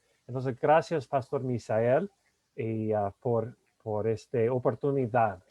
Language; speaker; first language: Spanish; non-native, fluent; English